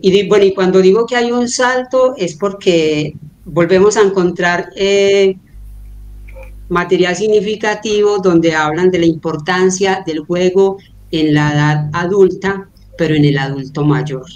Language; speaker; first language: Spanish; native; Spanish